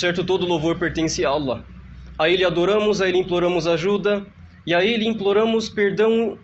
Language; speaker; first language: Portuguese; native; Portuguese